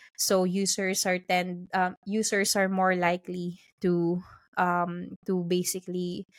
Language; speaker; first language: English; non-native, local second language; Filipino